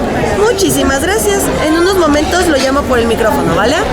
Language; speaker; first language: Spanish; native; Spanish